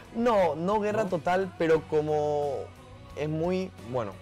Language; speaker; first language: Spanish; native; Spanish